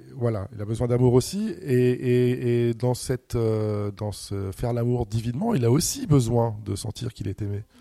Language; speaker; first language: French; native; French